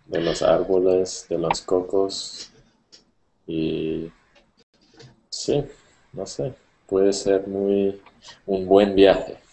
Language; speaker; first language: Spanish; non-native, learner; English